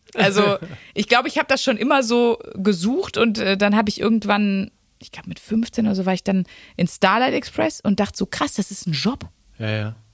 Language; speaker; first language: German; native; German